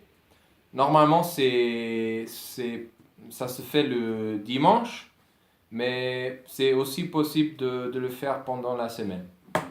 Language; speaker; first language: French; non-native, fluent; German